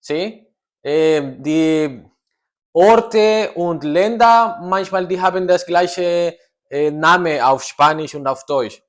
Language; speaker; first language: German; non-native, learner; Spanish